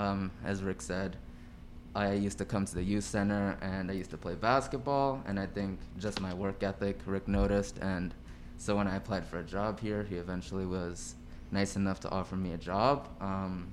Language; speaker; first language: English; native; English